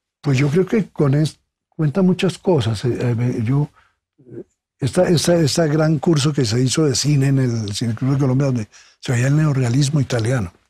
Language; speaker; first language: Spanish; native; Spanish